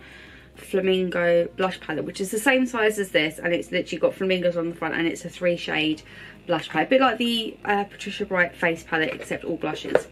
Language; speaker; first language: English; native; English